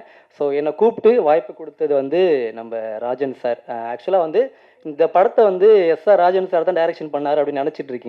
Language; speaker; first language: Tamil; native; Tamil